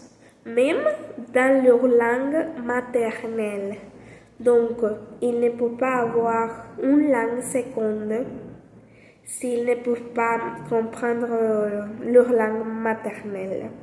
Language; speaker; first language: French; non-native, learner; Spanish